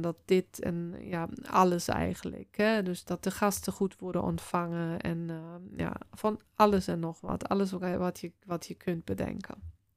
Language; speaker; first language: Dutch; non-native, fluent; German